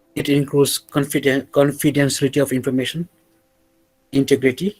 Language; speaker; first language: English; non-native, local second language; Nepali